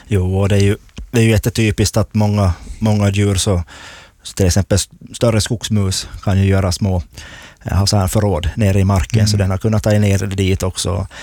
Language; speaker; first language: Swedish; native; Swedish